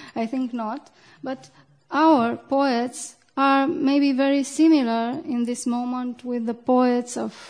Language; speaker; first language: English; non-native, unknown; Romanian